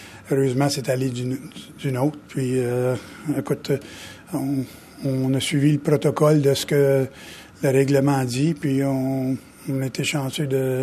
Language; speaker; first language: French; native; French